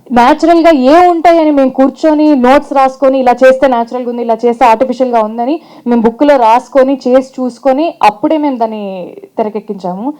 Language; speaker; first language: Telugu; native; Telugu